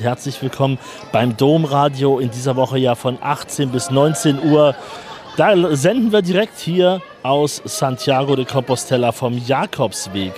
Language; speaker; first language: German; native; German